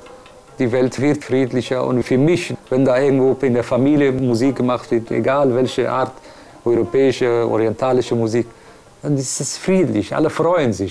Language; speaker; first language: German; non-native, fluent; Persian